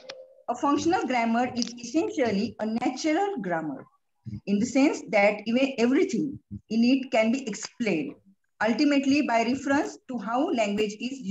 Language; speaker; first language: English; non-native, local second language; Marathi